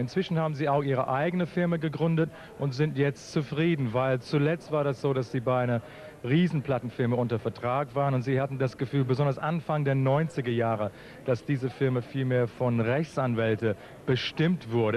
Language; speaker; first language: German; native; German